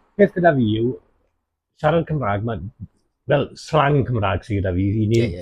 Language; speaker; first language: Welsh; native; Welsh